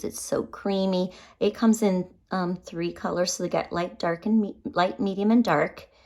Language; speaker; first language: English; native; English